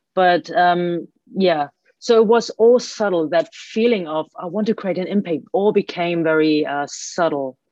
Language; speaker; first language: English; early bilingual, other home language; Cantonese